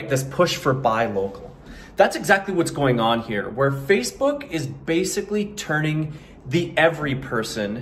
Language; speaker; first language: English; native; English